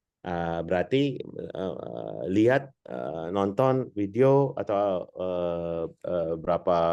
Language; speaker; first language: Indonesian; non-native, fluent; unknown